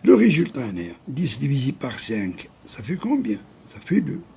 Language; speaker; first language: French; non-native, local second language; Arabic